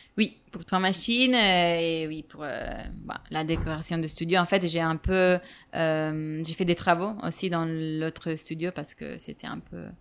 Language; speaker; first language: French; non-native, fluent; Italian